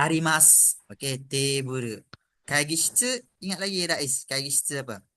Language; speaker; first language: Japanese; non-native, fluent; Malay